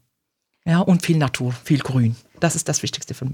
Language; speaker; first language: German; non-native, fluent; Arabic